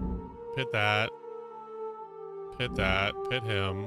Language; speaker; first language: English; native; English